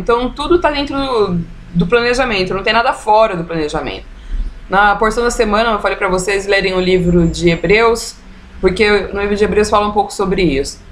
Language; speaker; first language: Portuguese; native; Portuguese